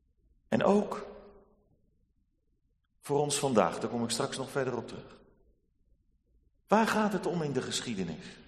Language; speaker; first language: Dutch; native; Dutch